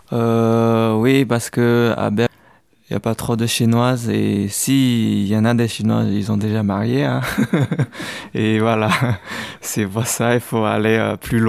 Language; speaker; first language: French; non-native, learner; Chinese